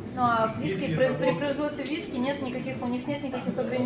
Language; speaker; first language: Russian; native; Russian